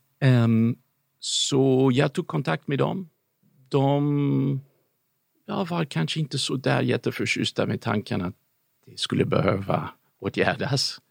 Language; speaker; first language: Swedish; non-native, fluent; English